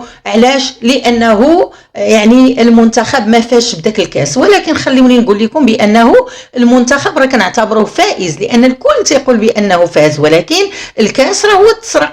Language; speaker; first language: Arabic; native; Arabic